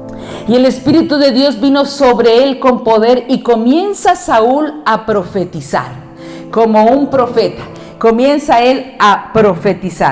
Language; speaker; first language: Spanish; native; Spanish